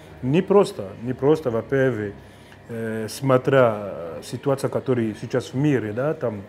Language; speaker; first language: Russian; non-native, fluent; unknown